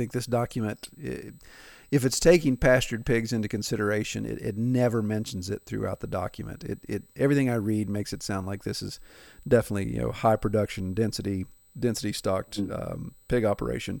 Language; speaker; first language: English; native; English